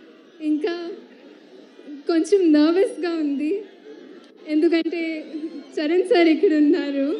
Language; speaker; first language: Telugu; non-native, fluent; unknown